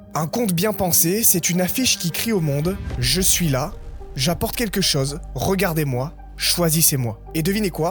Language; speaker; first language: French; native; French